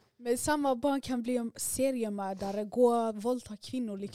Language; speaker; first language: Swedish; early bilingual, other home language; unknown